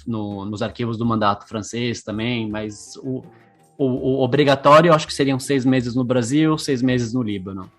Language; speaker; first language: Portuguese; native; Portuguese